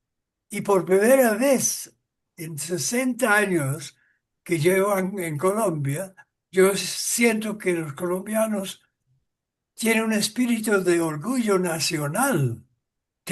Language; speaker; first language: Spanish; non-native, fluent; English